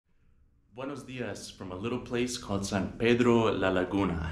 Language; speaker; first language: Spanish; non-native, learner; English